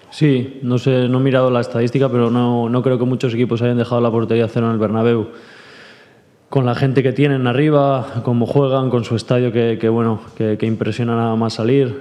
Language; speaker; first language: Spanish; native; Spanish